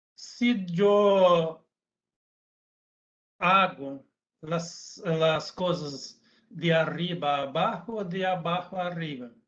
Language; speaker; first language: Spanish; non-native, learner; Portuguese